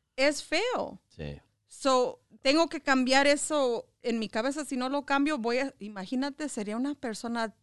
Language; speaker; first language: Spanish; early bilingual, heritage; Spanish